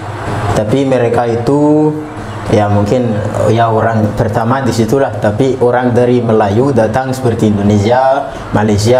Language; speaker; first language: Indonesian; non-native, learner; Malagasy